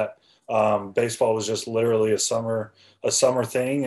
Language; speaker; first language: English; native; English